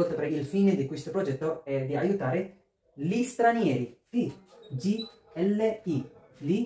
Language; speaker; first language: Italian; non-native, fluent; Bangla